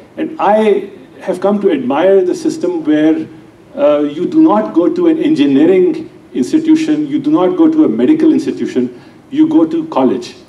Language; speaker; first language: English; non-native, local second language; Urdu